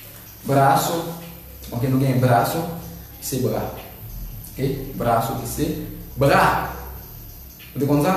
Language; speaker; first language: Portuguese; non-native, learner; Haitian Creole